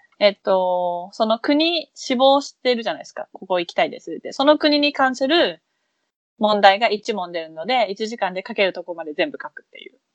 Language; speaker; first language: Japanese; native; Japanese